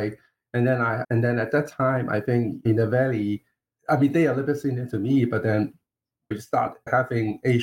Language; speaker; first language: English; non-native, local second language; Cantonese